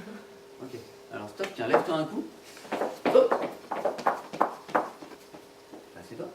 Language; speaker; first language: French; native; French